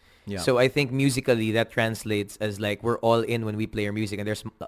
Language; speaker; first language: English; non-native, local second language; Filipino